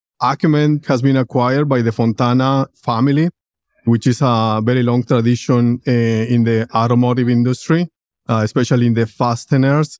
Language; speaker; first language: English; non-native, fluent; Spanish